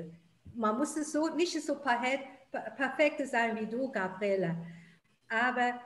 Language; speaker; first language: German; non-native, fluent; Chinese